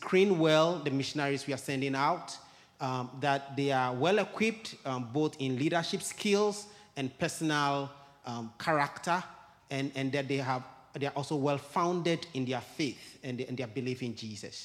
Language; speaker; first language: English; non-native, local second language; Ewe